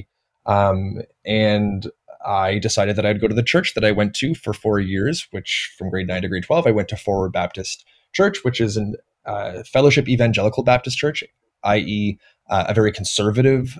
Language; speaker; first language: English; native; English